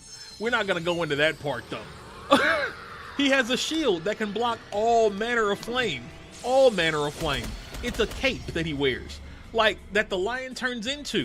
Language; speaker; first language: English; native; English